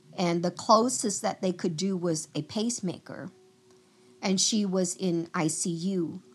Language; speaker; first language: English; early bilingual, other home language; Vietnamese